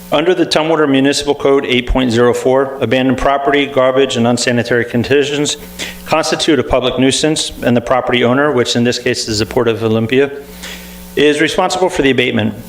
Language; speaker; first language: English; native; English